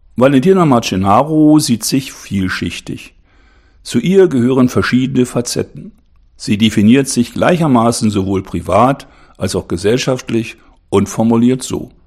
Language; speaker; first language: German; native; German